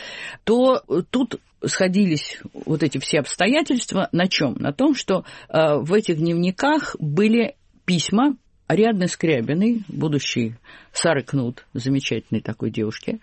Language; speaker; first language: Russian; native; Russian